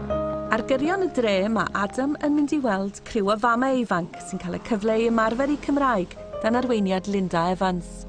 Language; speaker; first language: Welsh; native; Welsh